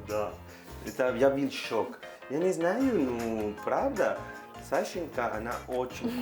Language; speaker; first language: Russian; non-native, learner; Spanish